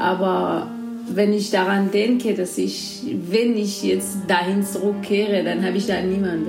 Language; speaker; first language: German; non-native, fluent; Kurdish